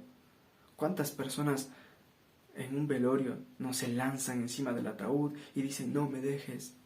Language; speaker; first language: Spanish; native; Spanish